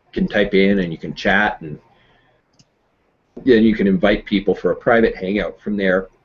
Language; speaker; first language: English; native; English